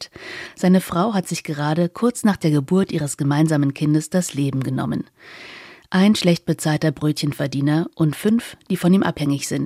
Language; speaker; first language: German; native; German